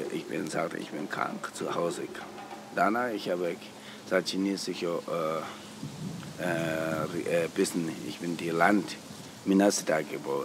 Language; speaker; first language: German; non-native, learner; Tibetan